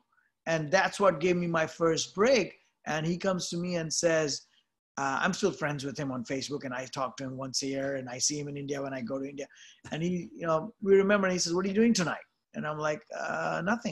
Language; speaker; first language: English; non-native, local second language; Gujarati